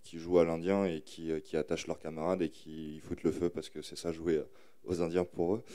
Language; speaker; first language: French; native; French